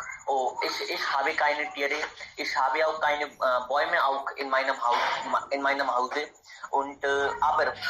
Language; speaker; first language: German; non-native, learner; Hindi